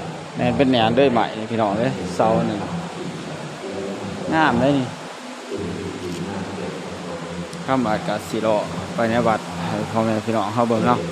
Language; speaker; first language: Thai; non-native, local second language; Northeastern Thai